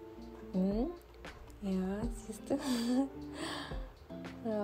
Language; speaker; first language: German; non-native, fluent; Urdu